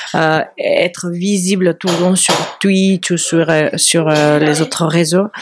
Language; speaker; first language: French; non-native, fluent; Spanish